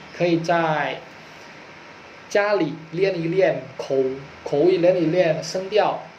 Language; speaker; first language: Chinese; non-native, fluent; Indonesian